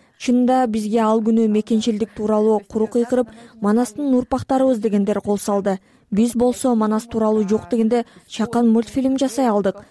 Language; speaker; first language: Kyrgyz; non-native, local second language; Russian